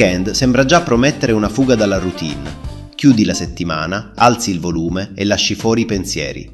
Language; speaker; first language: Italian; native; Italian